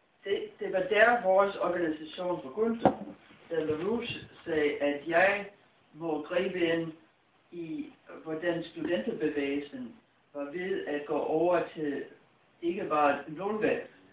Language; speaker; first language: Danish; non-native, fluent; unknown